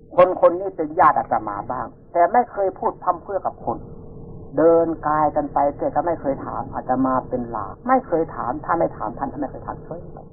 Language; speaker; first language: Thai; non-native, local second language; Northeastern Thai